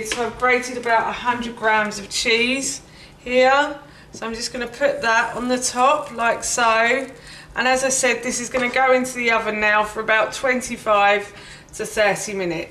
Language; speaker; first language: English; native; English